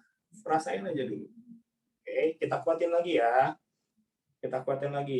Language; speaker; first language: Indonesian; native; Indonesian